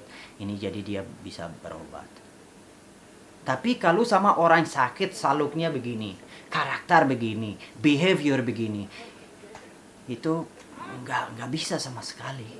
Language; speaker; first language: Indonesian; non-native, fluent; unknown